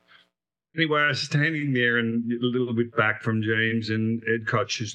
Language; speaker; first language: English; native; English